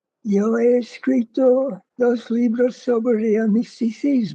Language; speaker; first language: Spanish; non-native, fluent; English